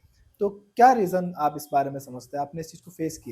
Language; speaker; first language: Hindi; native; Hindi